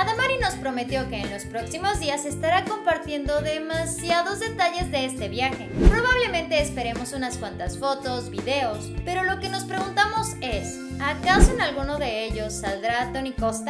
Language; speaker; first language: Spanish; native; Spanish